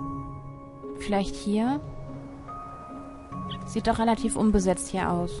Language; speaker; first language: German; native; German